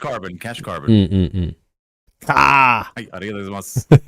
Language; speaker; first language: Japanese; non-native, learner; English